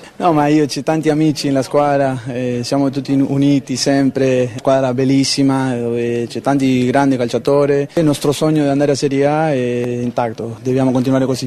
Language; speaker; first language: Italian; non-native, learner; Spanish